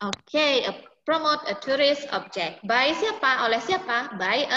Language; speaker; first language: English; non-native, fluent; Indonesian